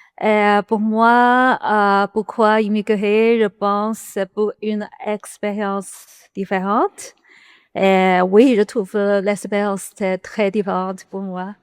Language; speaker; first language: French; non-native, learner; Chinese